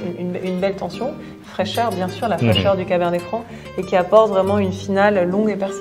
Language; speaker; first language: French; native; French